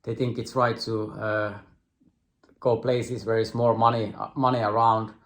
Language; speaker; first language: English; non-native, fluent; Finnish